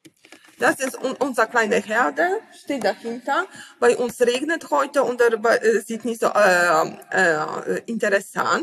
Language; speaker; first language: German; non-native, learner; Polish